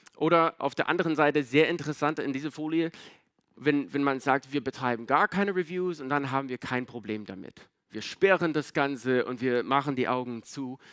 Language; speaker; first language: German; non-native, fluent; English